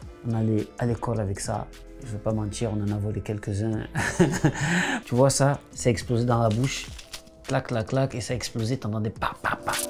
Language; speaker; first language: French; native; French